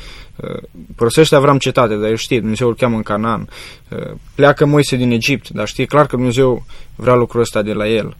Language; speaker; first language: Romanian; native; Romanian